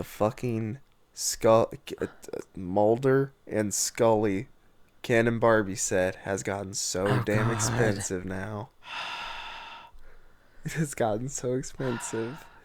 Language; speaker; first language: English; native; English